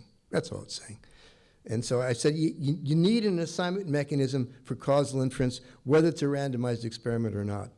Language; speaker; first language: English; native; English